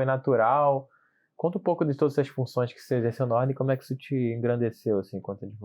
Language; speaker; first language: Portuguese; native; Portuguese